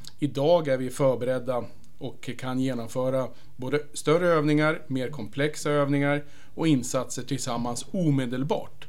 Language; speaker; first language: Swedish; native; Swedish